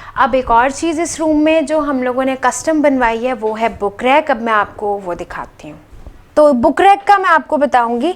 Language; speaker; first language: Urdu; native; Urdu